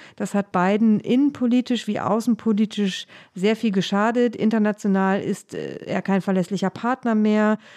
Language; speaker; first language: German; native; German